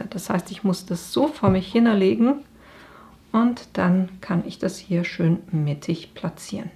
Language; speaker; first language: German; native; German